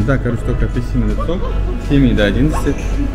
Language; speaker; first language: Russian; native; Russian